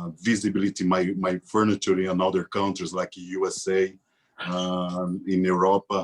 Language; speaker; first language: English; non-native, learner; Portuguese